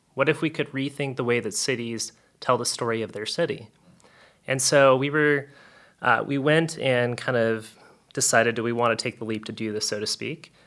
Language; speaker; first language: English; native; English